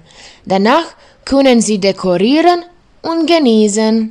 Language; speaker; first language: German; non-native, learner; Croatian